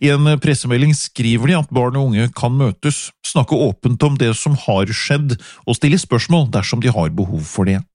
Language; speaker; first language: Norwegian; native; Norwegian